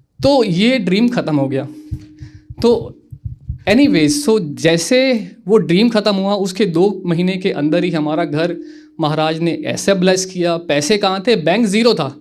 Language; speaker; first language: Hindi; native; Hindi